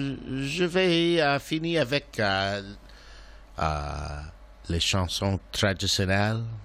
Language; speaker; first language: French; non-native, learner; English